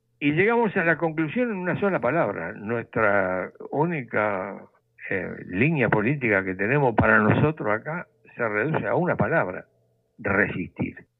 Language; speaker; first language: Spanish; native; Spanish